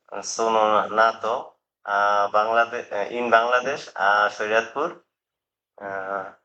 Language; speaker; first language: Italian; non-native, learner; Bangla